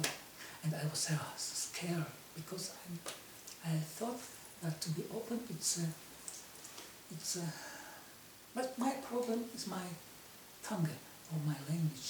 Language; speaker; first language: English; non-native, learner; Russian